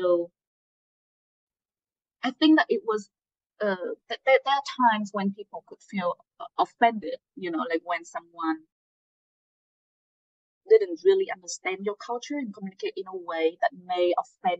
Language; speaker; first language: English; non-native, fluent; Vietnamese